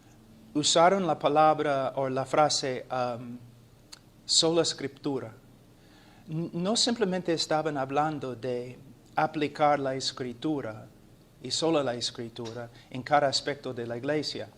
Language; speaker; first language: Spanish; non-native, fluent; English